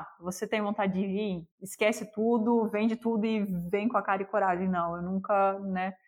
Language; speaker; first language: Portuguese; non-native, local second language; German